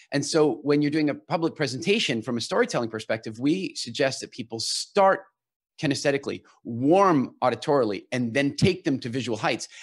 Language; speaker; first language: English; native; English